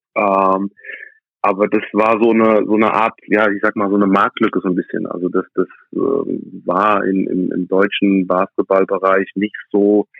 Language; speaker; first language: German; early bilingual, other home language; English